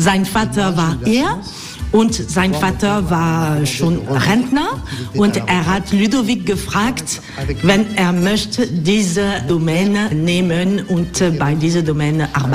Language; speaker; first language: German; non-native, learner; French